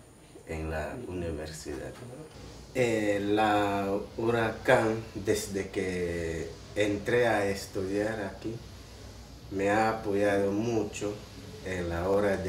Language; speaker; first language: Spanish; non-native, local second language; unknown